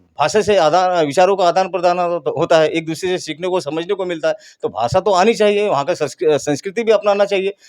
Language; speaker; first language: Hindi; native; Hindi